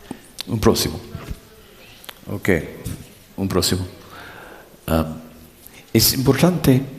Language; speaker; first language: Spanish; non-native, learner; English